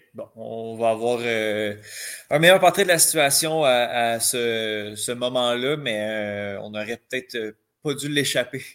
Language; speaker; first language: French; native; French